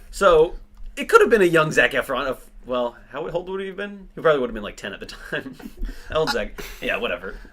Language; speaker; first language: English; native; English